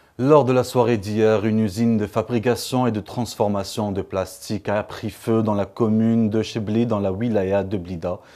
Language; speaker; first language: French; non-native, local second language; Arabic